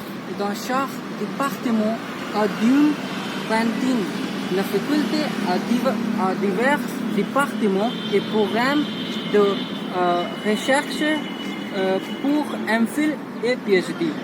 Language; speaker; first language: French; non-native, learner; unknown